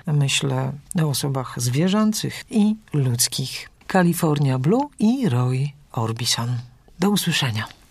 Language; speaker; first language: Polish; native; Polish